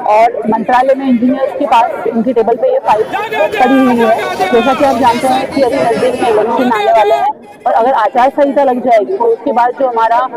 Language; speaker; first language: Hindi; non-native, local second language; Marathi